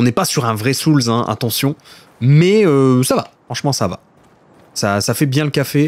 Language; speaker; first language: French; native; French